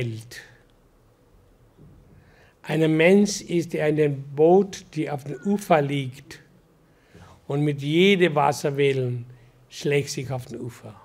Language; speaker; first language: German; non-native, learner; Hindi